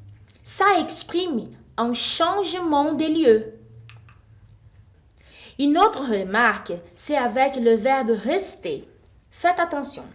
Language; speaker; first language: French; non-native, fluent; Portuguese